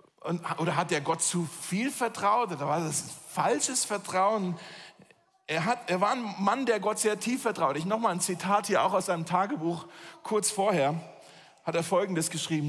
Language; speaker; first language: German; native; German